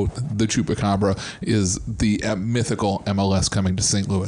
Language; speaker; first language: English; native; English